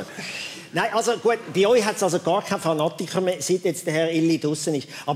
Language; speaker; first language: German; native; German